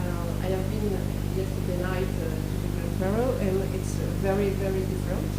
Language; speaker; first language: English; non-native, learner; French